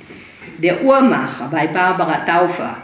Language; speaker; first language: German; early bilingual, heritage; German